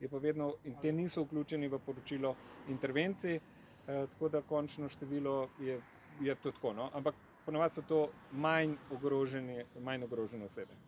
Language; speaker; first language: Slovenian; native; Slovenian